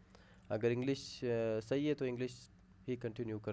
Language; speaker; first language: Hindi; native; Hindi